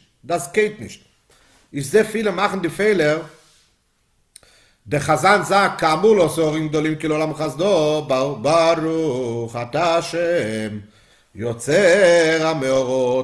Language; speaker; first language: German; non-native, fluent; Yiddish